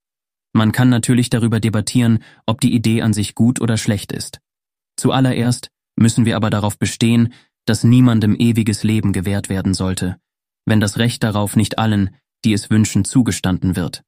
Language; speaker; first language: German; native; German